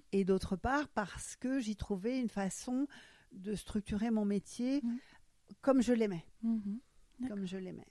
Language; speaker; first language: French; non-native, fluent; German